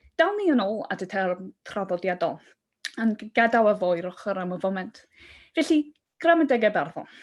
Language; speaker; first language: Welsh; non-native, fluent; English